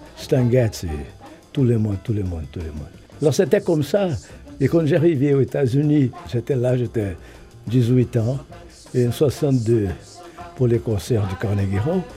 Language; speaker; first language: French; non-native, fluent; Portuguese